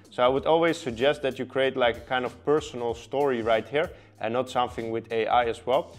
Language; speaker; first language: English; non-native, fluent; Dutch